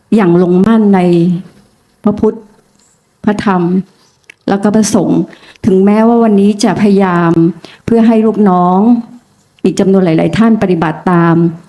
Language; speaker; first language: Thai; native; Thai